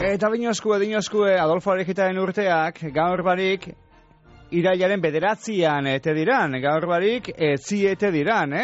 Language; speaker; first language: Basque; native; Basque